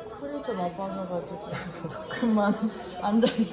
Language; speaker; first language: Korean; non-native, learner; Russian